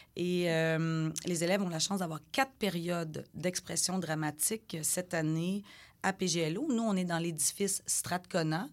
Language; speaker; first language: French; native; French